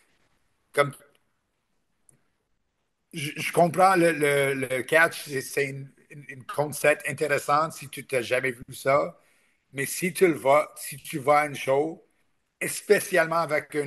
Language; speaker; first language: French; non-native, local second language; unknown